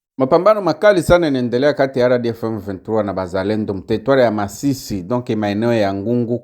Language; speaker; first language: Swahili; native; Swahili